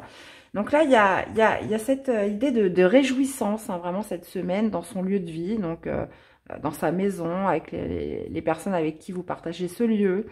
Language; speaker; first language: French; native; French